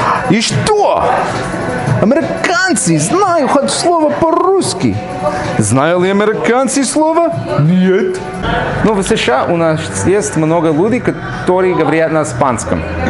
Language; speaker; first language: Russian; non-native, learner; English